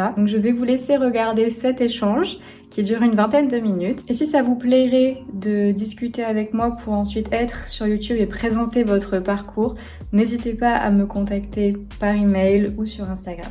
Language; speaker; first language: French; native; French